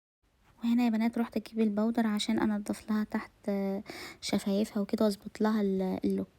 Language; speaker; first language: Arabic; native; Arabic